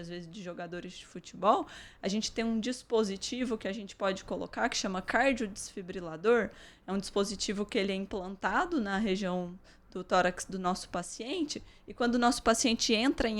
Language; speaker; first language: Portuguese; native; Portuguese